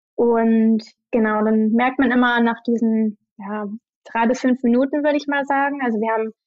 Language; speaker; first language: German; native; German